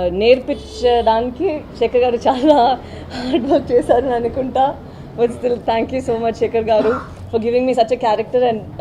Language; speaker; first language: Telugu; non-native, learner; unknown